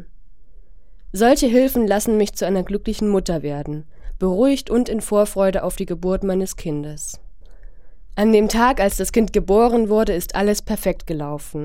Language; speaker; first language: German; non-native, fluent; Chinese